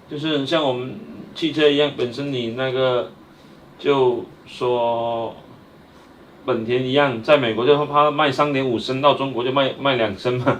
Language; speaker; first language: Chinese; native; Chinese